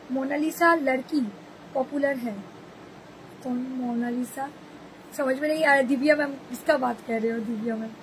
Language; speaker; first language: Hindi; non-native, local second language; Bangla